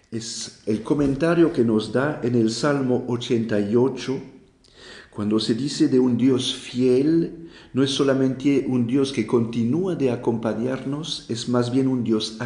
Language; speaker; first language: Spanish; non-native, fluent; French